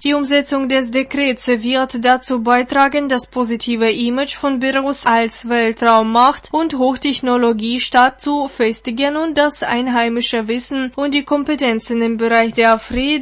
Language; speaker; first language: German; non-native, fluent; Russian